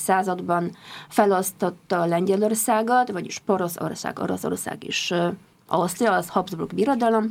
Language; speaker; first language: Hungarian; non-native, fluent; Polish